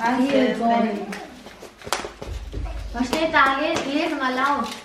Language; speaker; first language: German; early bilingual, other home language; Cebuano